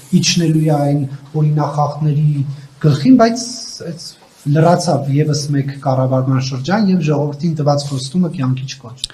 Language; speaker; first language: Armenian; native; Armenian